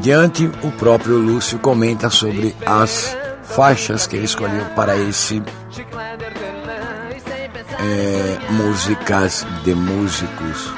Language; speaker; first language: Portuguese; native; Portuguese